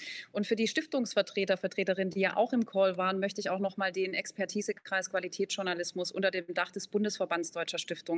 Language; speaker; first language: German; native; German